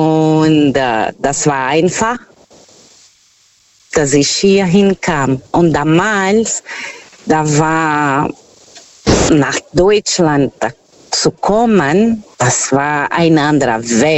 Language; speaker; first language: German; non-native, fluent; Portuguese